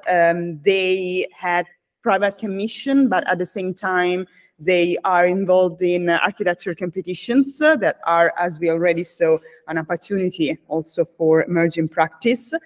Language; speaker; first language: English; non-native, fluent; Italian